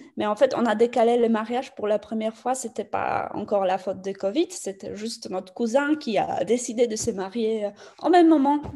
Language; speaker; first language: French; non-native, fluent; Polish